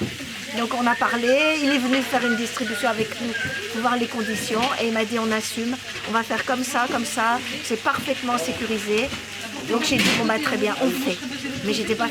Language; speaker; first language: French; native; French